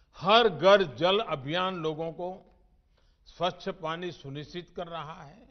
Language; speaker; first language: Hindi; non-native, local second language; Gujarati